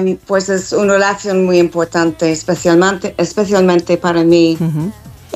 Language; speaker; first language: Spanish; non-native, fluent; English